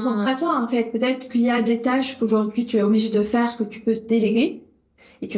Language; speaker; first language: French; native; French